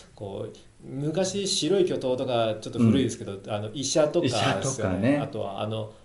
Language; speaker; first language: Japanese; non-native, fluent; Chinese